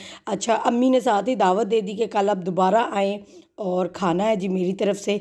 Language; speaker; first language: Urdu; native; Urdu